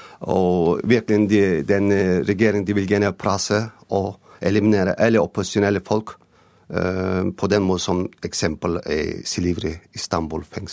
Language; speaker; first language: Norwegian; non-native, learner; Turkish